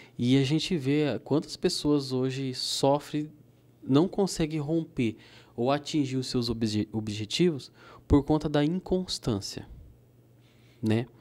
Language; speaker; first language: Portuguese; native; Portuguese